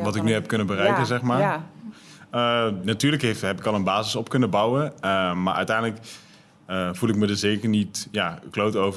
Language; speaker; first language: Dutch; native; Dutch